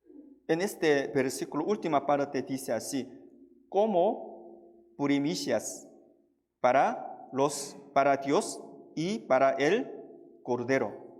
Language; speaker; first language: Spanish; non-native, fluent; Korean